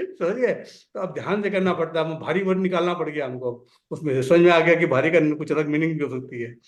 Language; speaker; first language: Hindi; native; Hindi